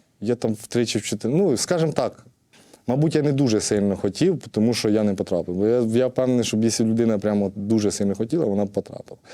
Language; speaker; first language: Ukrainian; native; Ukrainian